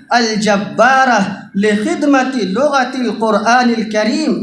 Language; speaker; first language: Arabic; non-native, fluent; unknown